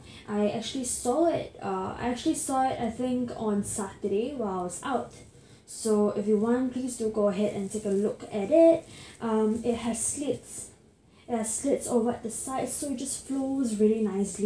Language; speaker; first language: English; native; English